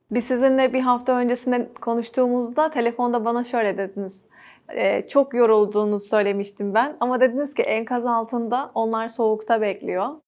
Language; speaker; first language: Turkish; native; Turkish